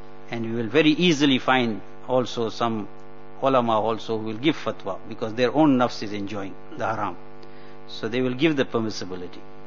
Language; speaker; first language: English; native; English